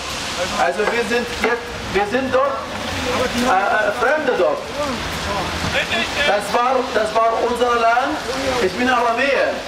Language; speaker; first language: German; non-native, learner; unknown